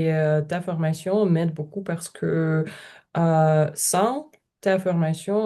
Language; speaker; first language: French; non-native, learner; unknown